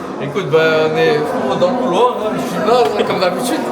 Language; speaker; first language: French; native; French